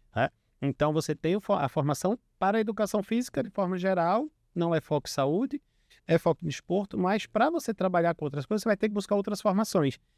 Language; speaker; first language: Portuguese; native; Portuguese